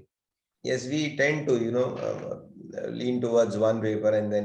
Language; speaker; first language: English; non-native, local second language; Hindi